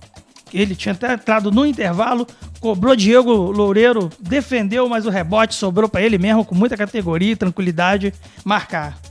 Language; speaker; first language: Portuguese; native; Portuguese